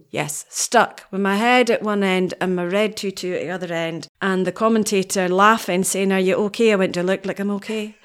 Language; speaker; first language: English; native; English